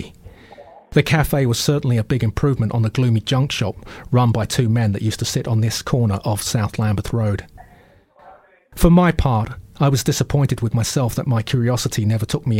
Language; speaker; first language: English; native; English